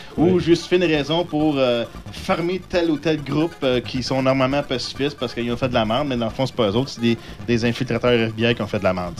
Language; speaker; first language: French; native; French